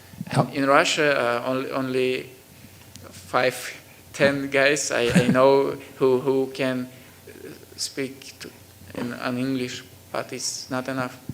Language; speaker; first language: English; non-native, learner; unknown